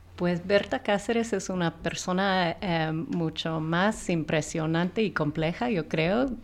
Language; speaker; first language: Spanish; non-native, fluent; English